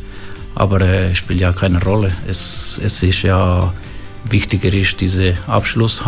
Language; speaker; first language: German; non-native, local second language; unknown